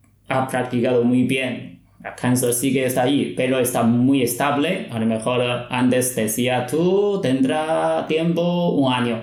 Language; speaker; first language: Spanish; non-native, fluent; Chinese